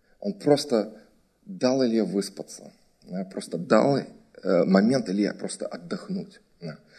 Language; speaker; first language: Russian; early bilingual, heritage; Russian